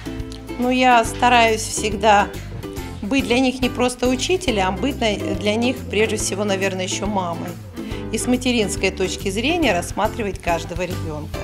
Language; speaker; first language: Russian; native; Russian